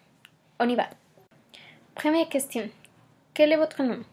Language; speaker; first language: French; non-native, learner; Spanish